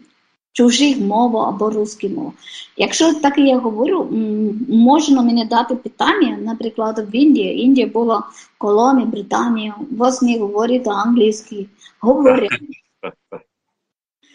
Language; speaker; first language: Ukrainian; non-native, fluent; Polish